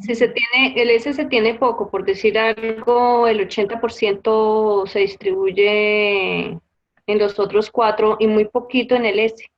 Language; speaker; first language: Spanish; native; Spanish